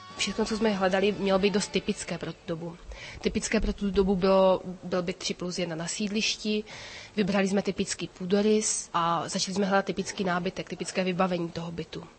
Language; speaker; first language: Czech; native; Czech